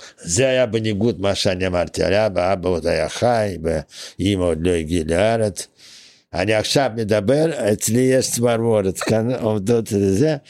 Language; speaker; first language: Hebrew; non-native, fluent; Russian